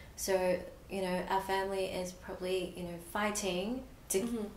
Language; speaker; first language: English; native; English